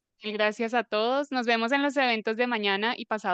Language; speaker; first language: Spanish; native; Spanish